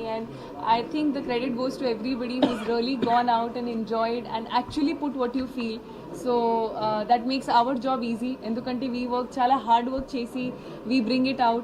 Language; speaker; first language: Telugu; non-native, learner; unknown